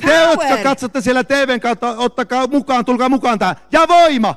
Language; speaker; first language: Finnish; native; Finnish